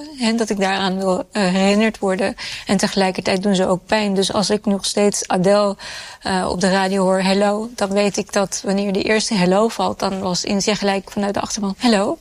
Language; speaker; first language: Dutch; early bilingual, other home language; Urdu